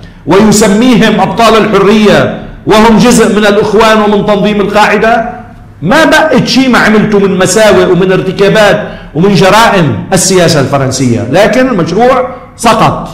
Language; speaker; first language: Arabic; native; Arabic